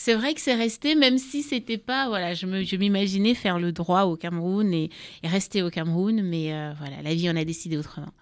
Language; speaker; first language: French; native; French